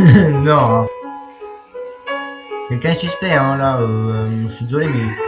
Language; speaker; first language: French; native; French